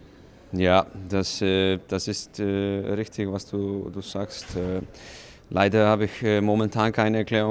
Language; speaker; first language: German; non-native, fluent; Icelandic